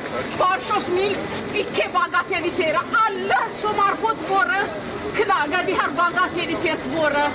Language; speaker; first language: Norwegian; non-native, learner; Amharic